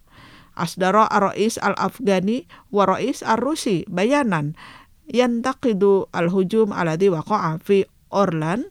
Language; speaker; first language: Arabic; non-native, fluent; Indonesian